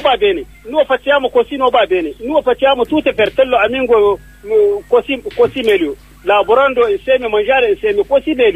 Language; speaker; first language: Italian; non-native, learner; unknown